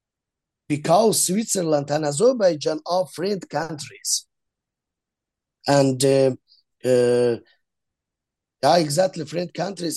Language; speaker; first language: English; non-native, learner; Azerbaijani